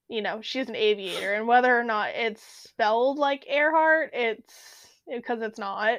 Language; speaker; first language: English; native; English